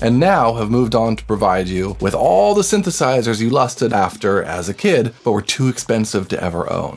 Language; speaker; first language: English; native; English